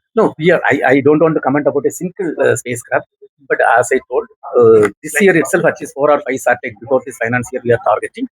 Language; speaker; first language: English; non-native, local second language; Tamil